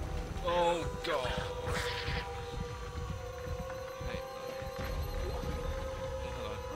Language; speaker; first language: English; native; English